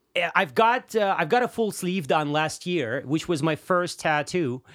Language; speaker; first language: English; non-native, fluent; Russian